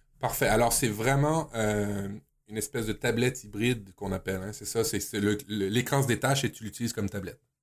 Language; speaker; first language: French; native; French